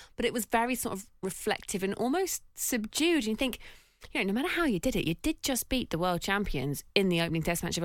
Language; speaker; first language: English; native; English